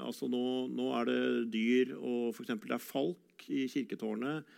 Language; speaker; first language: Norwegian; native; Norwegian